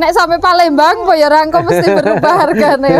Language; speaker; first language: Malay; non-native, local second language; Javanese